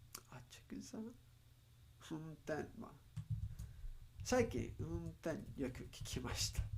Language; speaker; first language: Japanese; non-native, learner; Spanish